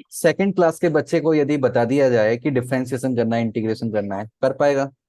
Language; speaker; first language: Hindi; native; Hindi